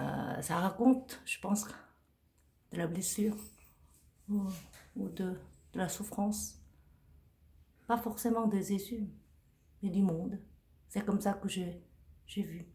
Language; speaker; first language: French; non-native, fluent; Korean